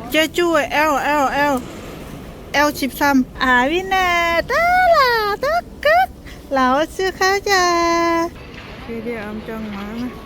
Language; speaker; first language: Korean; non-native, learner; Lao